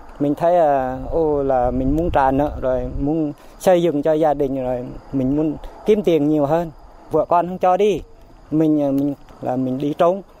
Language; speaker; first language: Vietnamese; non-native, local second language; Jarai